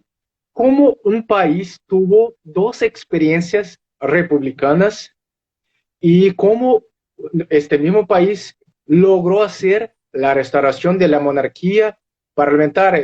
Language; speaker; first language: Spanish; non-native, fluent; Portuguese